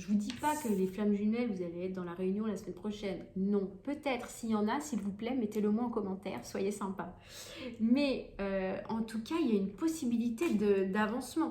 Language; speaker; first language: French; native; French